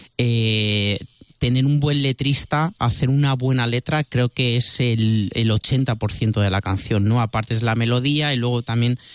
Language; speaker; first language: Spanish; native; Spanish